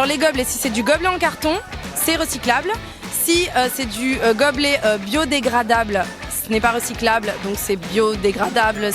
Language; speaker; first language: French; native; French